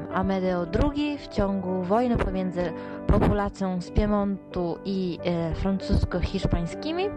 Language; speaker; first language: Polish; early bilingual, other home language; Italian